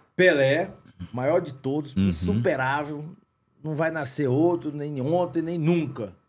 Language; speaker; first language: Portuguese; native; Portuguese